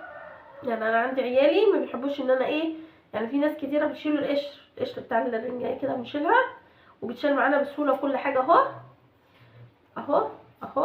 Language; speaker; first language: Arabic; native; Arabic